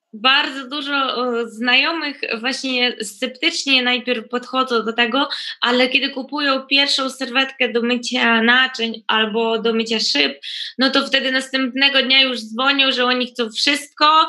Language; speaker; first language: Polish; non-native, fluent; Ukrainian